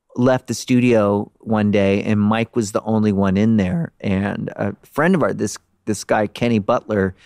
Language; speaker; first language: English; native; English